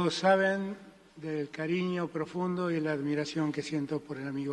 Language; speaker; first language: Spanish; native; Spanish